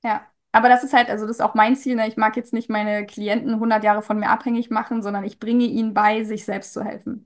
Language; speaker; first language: German; native; German